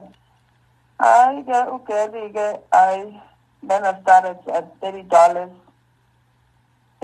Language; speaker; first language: English; non-native, local second language; Zulu